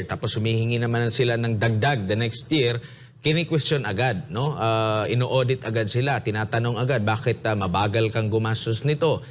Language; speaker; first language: Filipino; native; Filipino